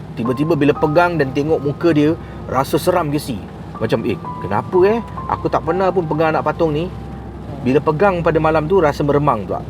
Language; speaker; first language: Malay; native; Malay